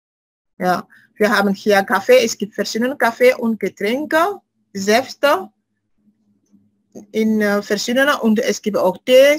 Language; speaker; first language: German; non-native, fluent; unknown